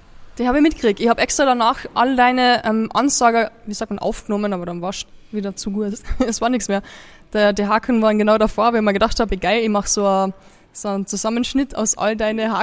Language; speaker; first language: German; native; German